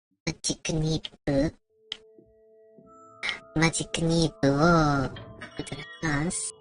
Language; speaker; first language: Japanese; non-native, learner; English